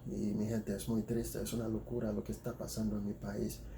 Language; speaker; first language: Spanish; non-native, fluent; Haitian Creole